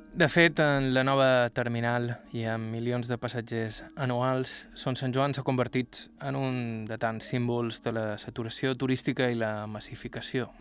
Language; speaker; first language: Catalan; native; Catalan